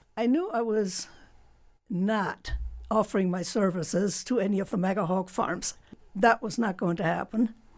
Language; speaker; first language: English; non-native, fluent; German